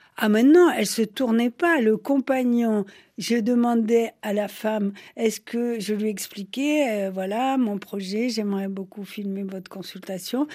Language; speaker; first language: French; native; French